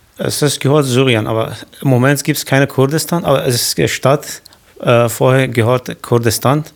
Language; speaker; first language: German; non-native, learner; Kurdish